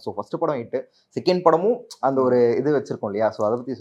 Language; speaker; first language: Tamil; native; Tamil